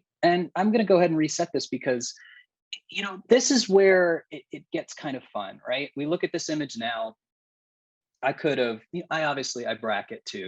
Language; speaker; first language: English; native; English